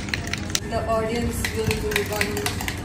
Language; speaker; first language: English; non-native, learner; Hindi